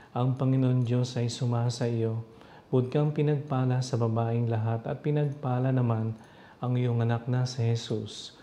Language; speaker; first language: Filipino; native; Filipino